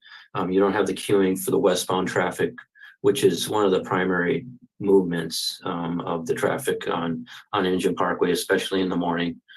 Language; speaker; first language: English; native; English